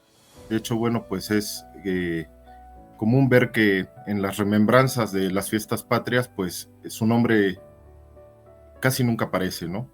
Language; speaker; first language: Spanish; native; Spanish